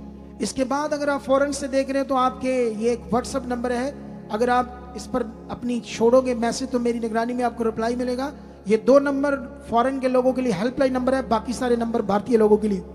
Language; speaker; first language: Hindi; native; Hindi